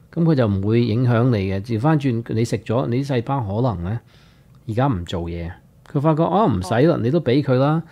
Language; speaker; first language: Cantonese; native; Cantonese